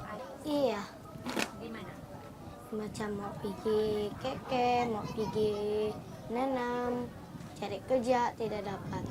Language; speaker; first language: Indonesian; early bilingual, other home language; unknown